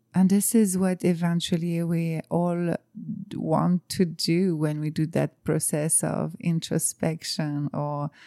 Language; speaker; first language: English; non-native, fluent; French